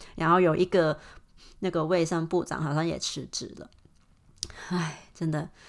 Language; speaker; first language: Chinese; non-native, fluent; Cantonese